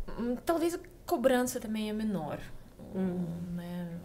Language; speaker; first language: Portuguese; non-native, fluent; Russian